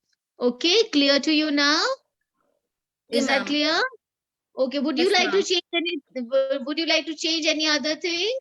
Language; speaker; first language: English; non-native, fluent; Hindi